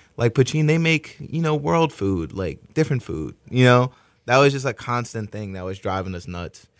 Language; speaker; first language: English; native; English